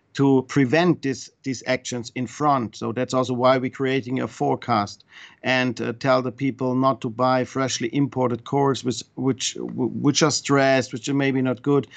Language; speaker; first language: English; non-native, fluent; German